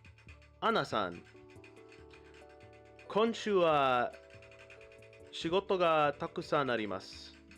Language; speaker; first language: Japanese; non-native, learner; English